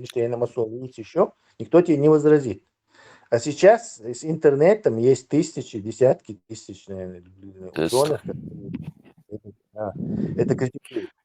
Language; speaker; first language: Russian; non-native, local second language; Chechen